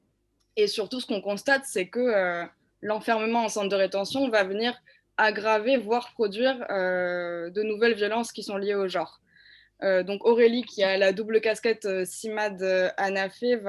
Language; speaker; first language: French; native; French